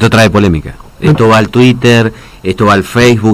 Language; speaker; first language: Spanish; native; Spanish